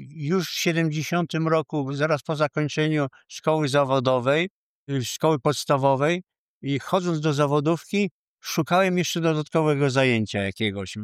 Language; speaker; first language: Polish; native; Polish